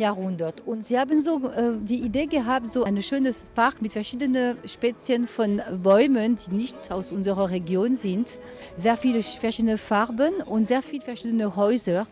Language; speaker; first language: German; non-native, fluent; French